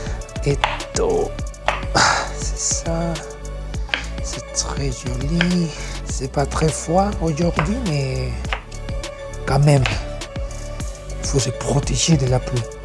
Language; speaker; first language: French; non-native, learner; Spanish